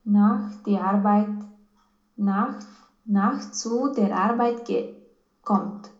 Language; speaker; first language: German; non-native, learner; Romanian